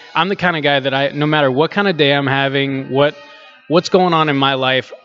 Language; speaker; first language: English; native; English